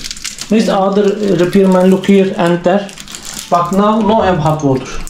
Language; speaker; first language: English; non-native, learner; Turkish